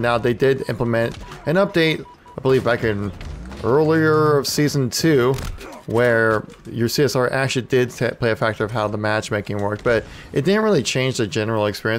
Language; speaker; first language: English; native; English